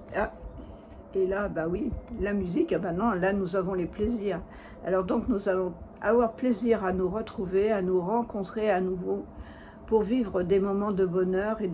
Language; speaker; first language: French; native; French